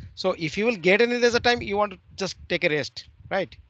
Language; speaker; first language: English; non-native, learner; Bangla